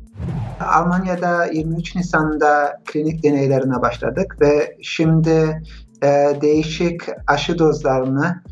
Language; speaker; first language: Turkish; early bilingual, heritage; Turkish